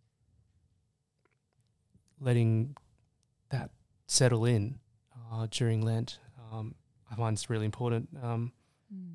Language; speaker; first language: English; native; English